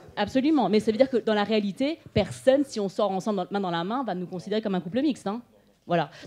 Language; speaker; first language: French; native; French